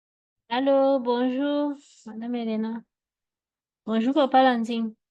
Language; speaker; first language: French; non-native, fluent; Portuguese